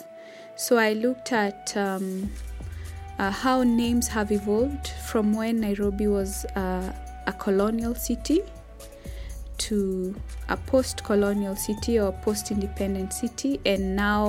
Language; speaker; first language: English; non-native, local second language; Kikuyu